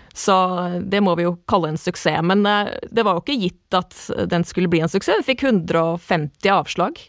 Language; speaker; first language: Norwegian; native; Norwegian